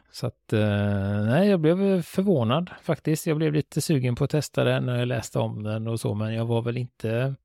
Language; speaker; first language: Swedish; native; Swedish